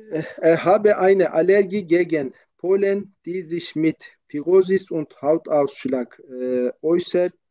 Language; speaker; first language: German; non-native, learner; Turkish